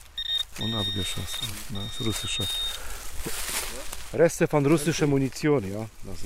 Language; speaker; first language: German; non-native, learner; Polish